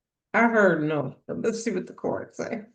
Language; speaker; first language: English; native; English